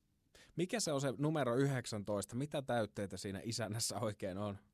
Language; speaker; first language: Finnish; native; Finnish